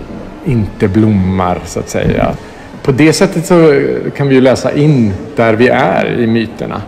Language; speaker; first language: Swedish; native; Swedish